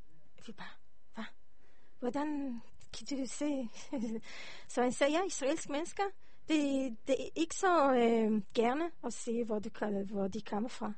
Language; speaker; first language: Danish; non-native, learner; Hebrew